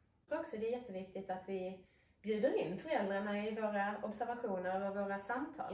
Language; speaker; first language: Swedish; native; Swedish